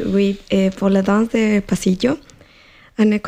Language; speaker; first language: French; non-native, learner; Spanish